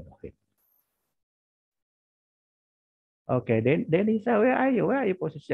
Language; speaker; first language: English; non-native, learner; Indonesian